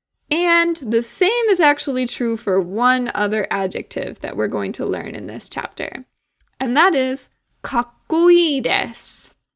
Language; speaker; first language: English; native; English